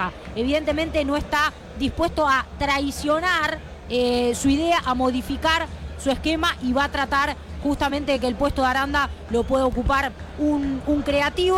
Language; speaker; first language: Spanish; native; Spanish